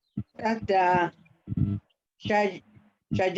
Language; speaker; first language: Arabic; non-native, learner; Malay